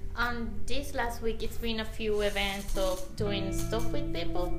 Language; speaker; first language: English; non-native, fluent; Spanish